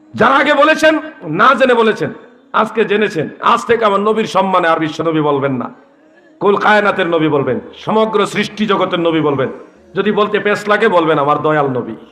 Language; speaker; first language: Bangla; native; Bangla